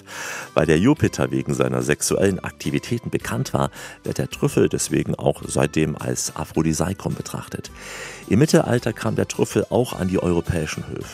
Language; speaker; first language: German; native; German